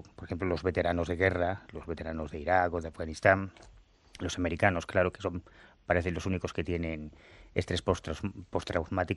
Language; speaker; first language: Spanish; native; Spanish